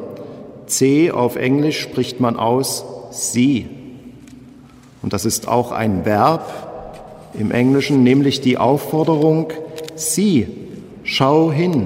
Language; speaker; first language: German; native; German